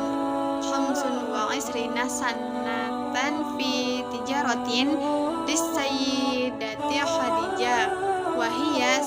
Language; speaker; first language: Arabic; non-native, learner; Indonesian